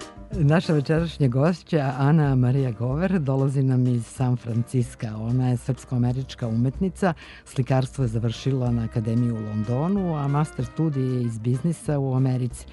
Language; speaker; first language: Serbian; native; Serbian